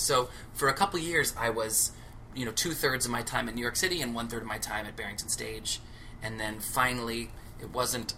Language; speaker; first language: English; native; English